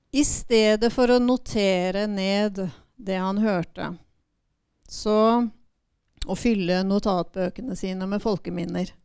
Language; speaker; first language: Norwegian; native; Norwegian